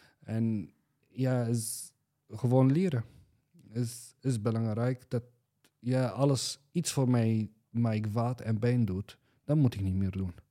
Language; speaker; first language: Dutch; non-native, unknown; Arabic